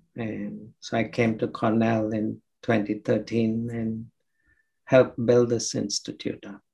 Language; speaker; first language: English; non-native, local second language; Telugu